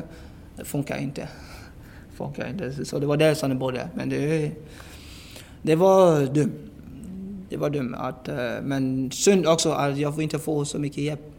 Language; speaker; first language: Swedish; non-native, fluent; English